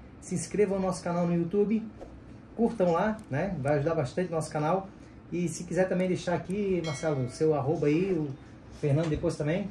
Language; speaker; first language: Portuguese; native; Portuguese